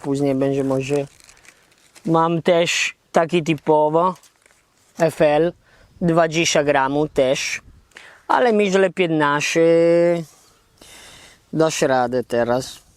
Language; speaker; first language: Polish; non-native, learner; Italian